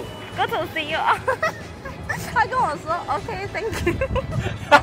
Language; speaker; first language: English; non-native, learner; Chinese